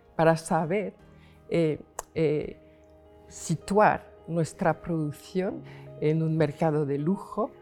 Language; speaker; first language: Spanish; non-native, fluent; French